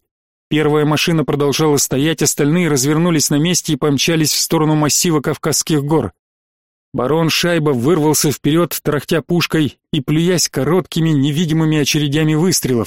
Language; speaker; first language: Russian; native; Russian